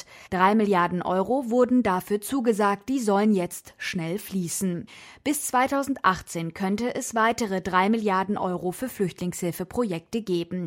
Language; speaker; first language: German; native; German